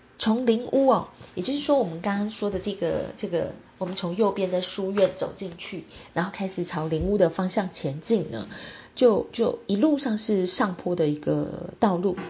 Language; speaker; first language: Chinese; native; Chinese